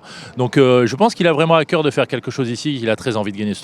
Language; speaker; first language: French; native; French